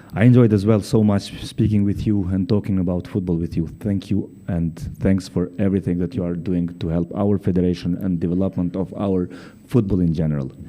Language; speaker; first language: English; non-native, fluent; Albanian